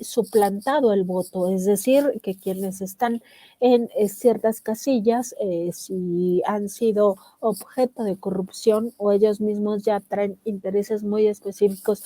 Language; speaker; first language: Spanish; native; Spanish